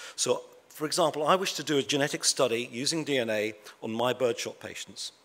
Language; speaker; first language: English; native; English